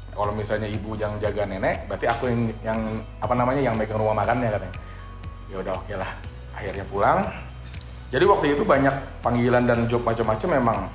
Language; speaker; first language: Indonesian; non-native, local second language; Banjar